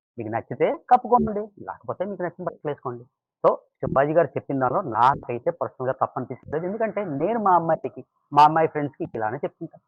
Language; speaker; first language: Telugu; native; Telugu